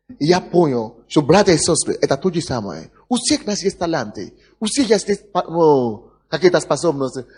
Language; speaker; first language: Russian; non-native, fluent; Yoruba